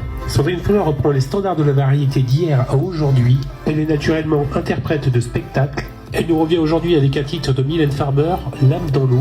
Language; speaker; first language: French; native; French